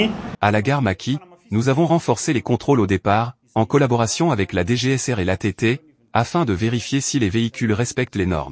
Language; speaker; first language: French; non-native, local second language; Malagasy